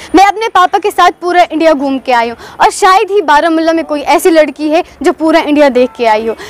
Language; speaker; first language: Hindi; non-native, local second language; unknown